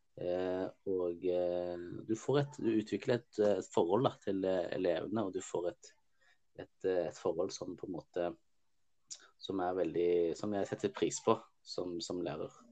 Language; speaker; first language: Norwegian; early bilingual, other home language; Somali